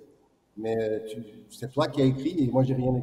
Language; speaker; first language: French; non-native, fluent; Portuguese